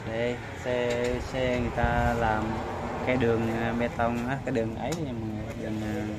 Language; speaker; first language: Vietnamese; non-native, local second language; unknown